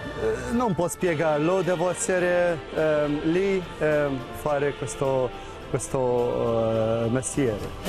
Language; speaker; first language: Italian; non-native, fluent; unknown